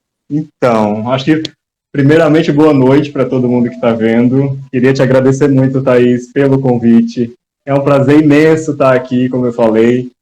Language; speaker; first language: Portuguese; native; Portuguese